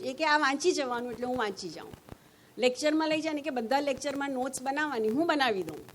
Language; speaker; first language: Gujarati; native; Gujarati